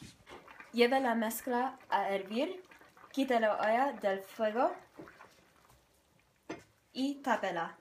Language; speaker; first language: Spanish; non-native, learner; English